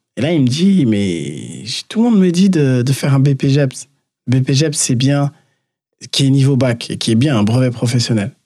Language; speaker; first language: French; native; French